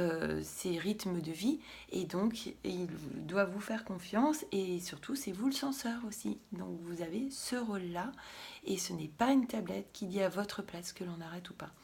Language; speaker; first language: French; native; French